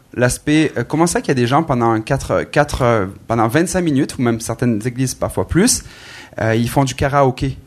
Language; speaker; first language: French; native; French